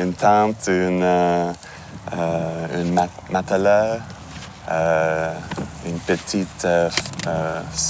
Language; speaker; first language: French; non-native, local second language; English